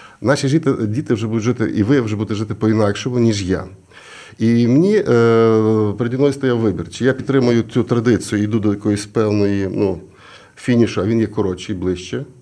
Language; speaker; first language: Ukrainian; native; Ukrainian